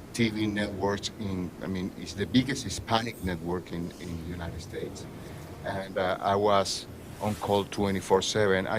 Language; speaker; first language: English; non-native, fluent; Spanish